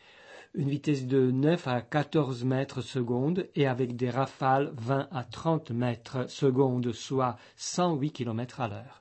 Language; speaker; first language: French; native; French